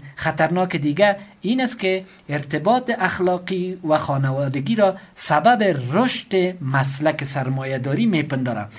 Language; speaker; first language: Persian; native; Persian